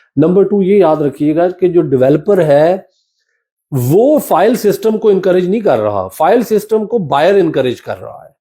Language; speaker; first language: Urdu; non-native, local second language; Punjabi